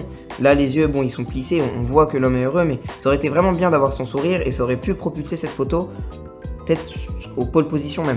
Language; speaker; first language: French; native; French